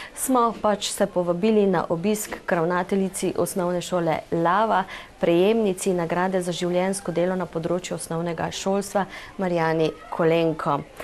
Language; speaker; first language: Slovenian; native; Slovenian